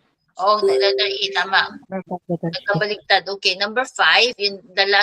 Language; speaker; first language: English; non-native, local second language; Filipino